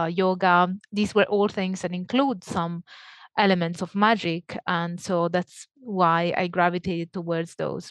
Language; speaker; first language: English; non-native, fluent; Italian